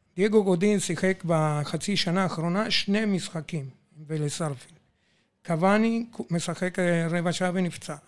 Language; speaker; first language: Hebrew; non-native, fluent; Spanish